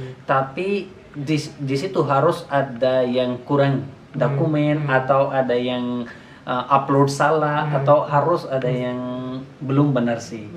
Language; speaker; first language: Indonesian; non-native, learner; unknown